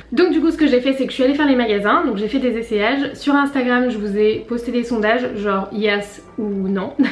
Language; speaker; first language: French; native; French